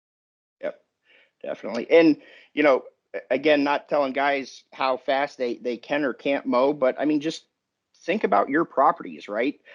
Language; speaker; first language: English; native; English